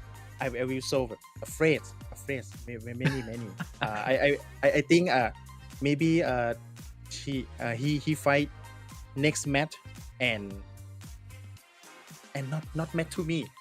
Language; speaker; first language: English; non-native, learner; Thai